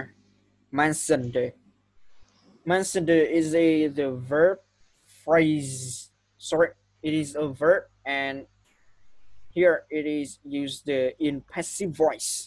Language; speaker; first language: English; non-native, fluent; Vietnamese